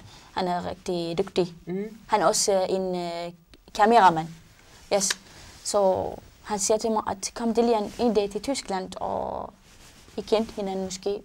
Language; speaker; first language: Danish; non-native, learner; Arabic